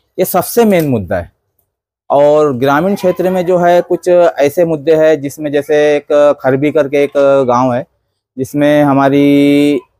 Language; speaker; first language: Hindi; native; Hindi